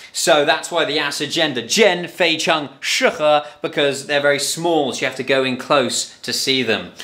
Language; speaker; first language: English; native; English